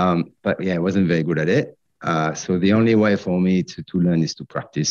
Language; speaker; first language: English; non-native, fluent; French